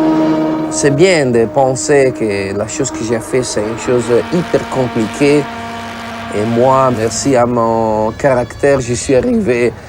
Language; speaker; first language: French; non-native, fluent; Italian